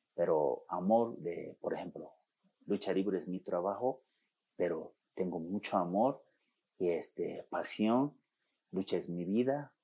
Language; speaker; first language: Spanish; non-native, fluent; Japanese